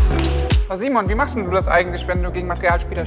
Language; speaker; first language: German; native; German